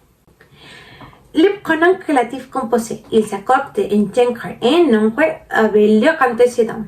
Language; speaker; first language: French; non-native, learner; Spanish